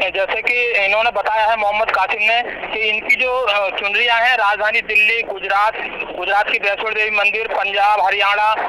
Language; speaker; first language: Hindi; native; Hindi